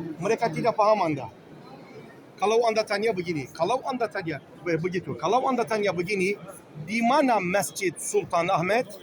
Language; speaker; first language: Indonesian; non-native, learner; Turkish